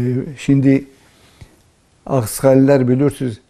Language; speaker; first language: Turkish; early bilingual, heritage; Turkish